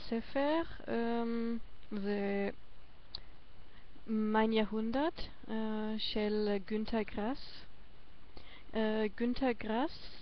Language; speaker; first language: Hebrew; non-native, learner; German